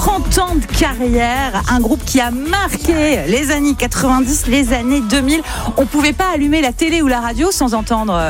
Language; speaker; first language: French; native; French